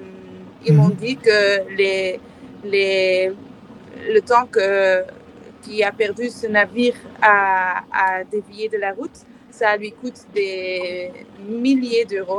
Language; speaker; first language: French; non-native, fluent; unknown